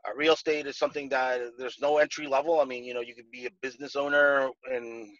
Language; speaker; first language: English; non-native, fluent; Spanish